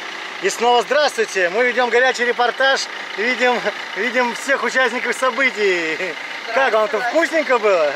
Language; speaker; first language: Russian; native; Russian